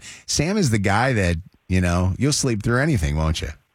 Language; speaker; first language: English; native; English